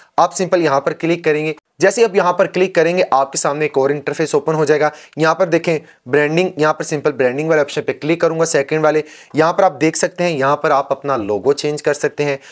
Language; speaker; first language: Urdu; non-native, local second language; Punjabi